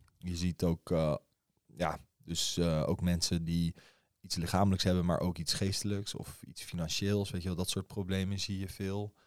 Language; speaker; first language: Dutch; early bilingual, other home language; Persian